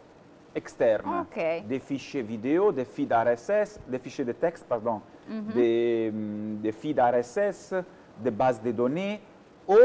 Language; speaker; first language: French; non-native, fluent; Italian